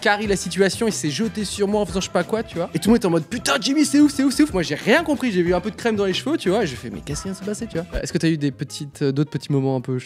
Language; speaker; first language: French; native; French